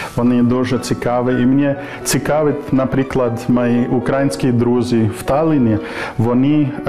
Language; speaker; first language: Ukrainian; non-native, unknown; English